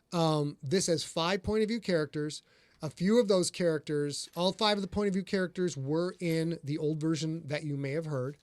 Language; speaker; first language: English; native; English